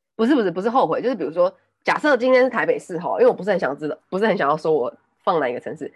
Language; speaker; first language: Chinese; non-native, local second language; Min Nan Chinese